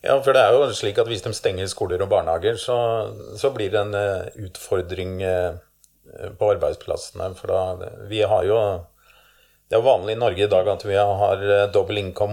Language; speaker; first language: Norwegian; native; Norwegian